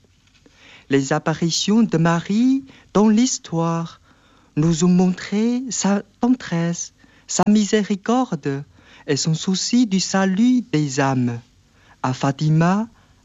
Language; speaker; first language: French; non-native, fluent; Chinese